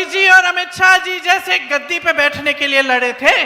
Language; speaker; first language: Hindi; native; Hindi